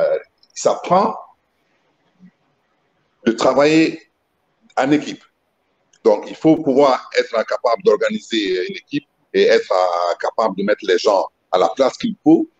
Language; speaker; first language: French; non-native, local second language; Mossi